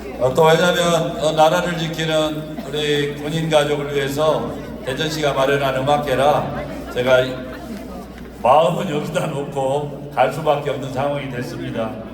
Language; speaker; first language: Korean; native; Korean